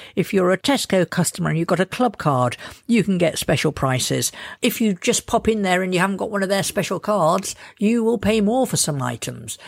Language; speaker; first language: English; native; English